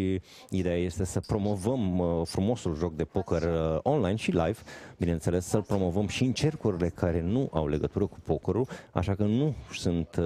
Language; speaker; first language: Romanian; native; Romanian